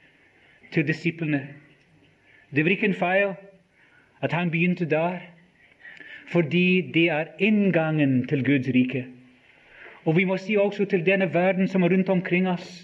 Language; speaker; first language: Swedish; non-native, learner; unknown